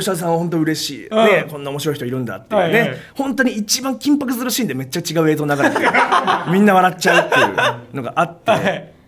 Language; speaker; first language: Japanese; native; Japanese